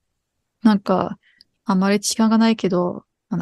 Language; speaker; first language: Japanese; non-native, fluent; German